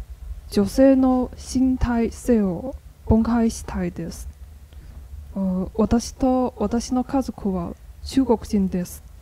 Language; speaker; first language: Japanese; non-native, learner; Chinese